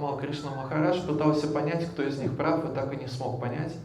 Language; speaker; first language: Russian; native; Russian